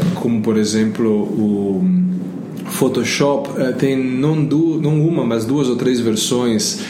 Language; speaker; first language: Portuguese; non-native, fluent; Italian